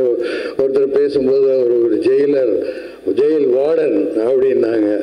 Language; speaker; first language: Tamil; native; Tamil